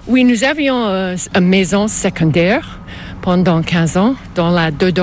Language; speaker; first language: French; non-native, local second language; English